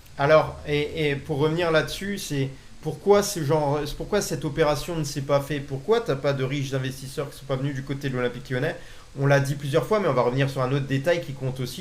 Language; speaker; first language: French; native; French